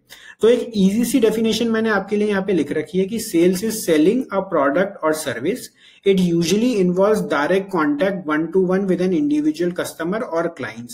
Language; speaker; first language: Hindi; native; Hindi